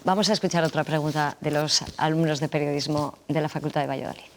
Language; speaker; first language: Spanish; native; Spanish